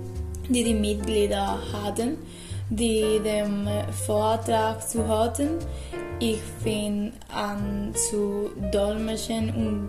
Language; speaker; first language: German; non-native, learner; Spanish